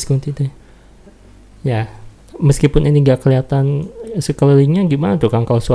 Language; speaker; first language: Indonesian; native; Indonesian